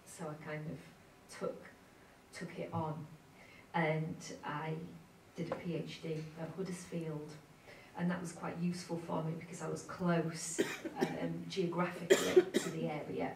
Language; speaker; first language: English; native; English